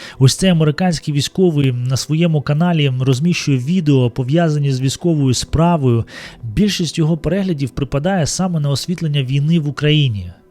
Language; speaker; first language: Ukrainian; non-native, local second language; Russian